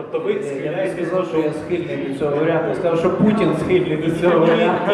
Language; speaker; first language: Ukrainian; native; Ukrainian